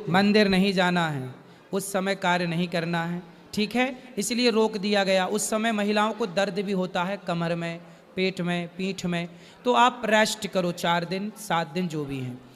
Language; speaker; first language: Hindi; native; Hindi